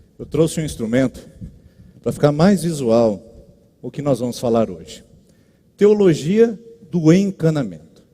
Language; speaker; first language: Portuguese; native; Portuguese